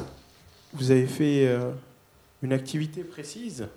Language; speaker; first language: French; native; French